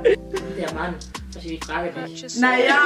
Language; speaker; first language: German; native; German